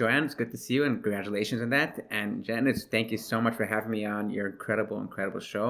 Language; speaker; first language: English; native; English